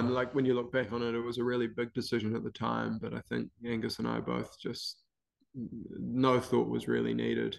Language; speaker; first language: English; native; English